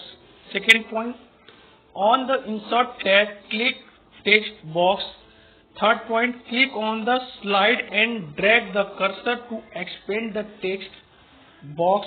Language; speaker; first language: English; non-native, local second language; Hindi